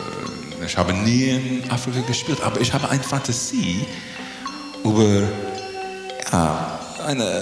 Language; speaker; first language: German; non-native, fluent; English